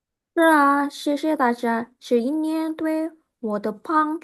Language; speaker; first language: Chinese; non-native, learner; Indonesian